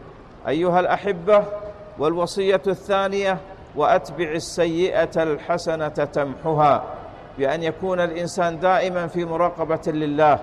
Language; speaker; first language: Arabic; native; Arabic